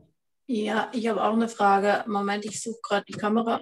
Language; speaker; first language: German; native; German